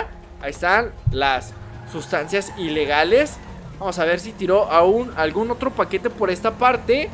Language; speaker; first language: Spanish; native; Spanish